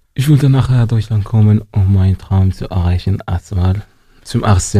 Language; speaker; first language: German; non-native, learner; Arabic